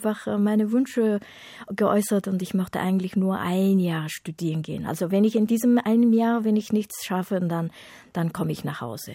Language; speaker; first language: German; non-native, fluent; Mongolian